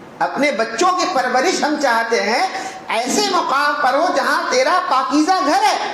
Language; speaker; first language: Urdu; native; Urdu